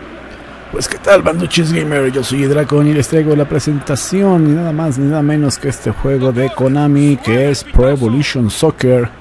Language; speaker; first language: Spanish; native; Spanish